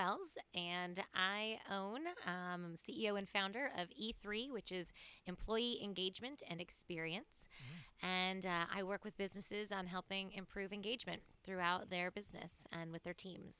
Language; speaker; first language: English; native; English